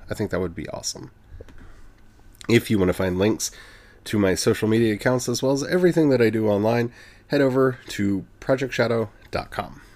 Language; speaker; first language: English; native; English